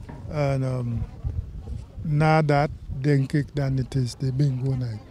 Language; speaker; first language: Dutch; non-native, local second language; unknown